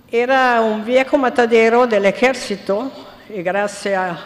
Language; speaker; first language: Spanish; non-native, fluent; Italian